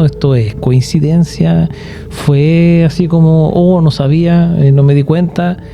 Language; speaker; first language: Spanish; native; Spanish